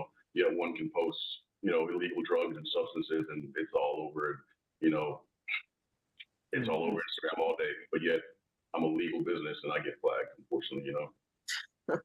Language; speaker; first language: English; native; English